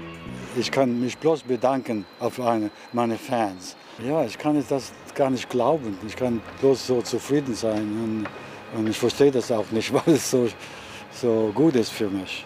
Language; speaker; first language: German; early bilingual, heritage; German